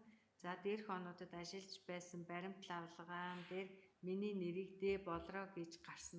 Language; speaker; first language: Mongolian; native; Mongolian